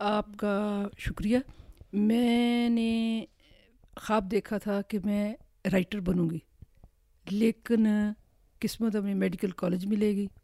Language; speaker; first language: Urdu; native; Urdu